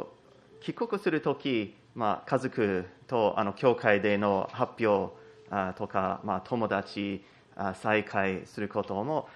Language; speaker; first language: Japanese; non-native, fluent; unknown